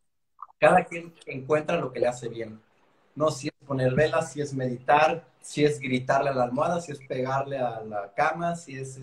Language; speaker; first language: Spanish; native; Spanish